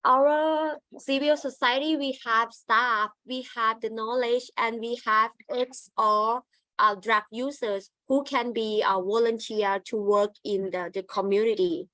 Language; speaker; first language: English; non-native, learner; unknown